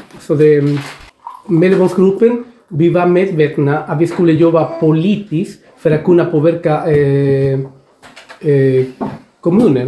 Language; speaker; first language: Swedish; non-native, fluent; Spanish